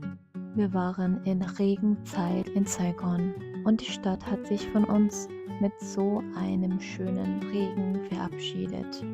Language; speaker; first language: German; non-native, fluent; Vietnamese